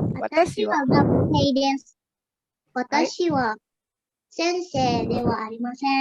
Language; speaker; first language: Japanese; non-native, learner; Indonesian